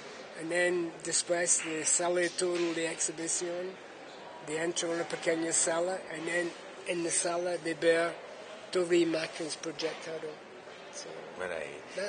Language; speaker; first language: Spanish; non-native, learner; English